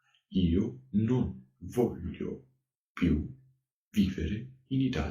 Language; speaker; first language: Italian; non-native, fluent; Georgian